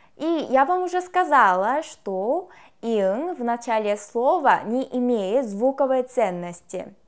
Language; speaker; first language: Russian; non-native, fluent; Korean